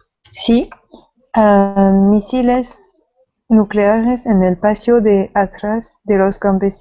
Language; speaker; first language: Spanish; non-native, learner; French